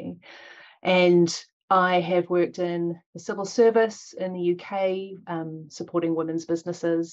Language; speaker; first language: English; native; English